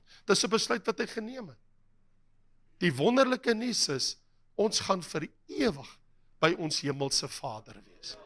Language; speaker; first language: Afrikaans; native; Afrikaans